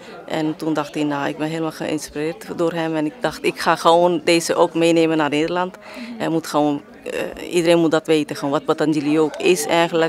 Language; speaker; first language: Dutch; early bilingual, other home language; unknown